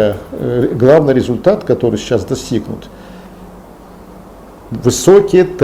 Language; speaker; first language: Russian; native; Russian